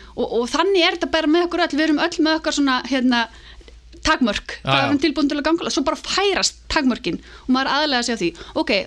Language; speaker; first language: Icelandic; native; Icelandic